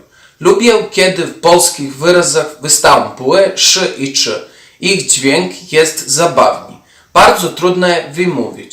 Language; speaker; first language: Polish; non-native, fluent; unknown